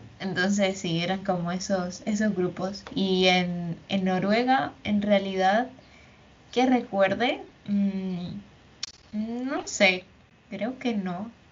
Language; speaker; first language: Spanish; native; Spanish